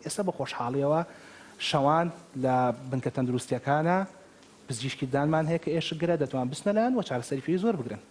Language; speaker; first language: Central Kurdish; native; Central Kurdish